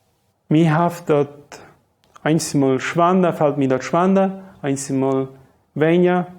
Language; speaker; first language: German; non-native, local second language; Low German